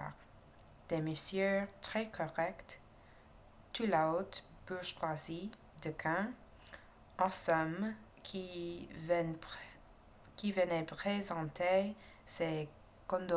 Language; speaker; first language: French; non-native, learner; English